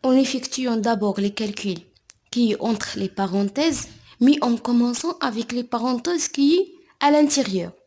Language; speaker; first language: French; non-native, local second language; Arabic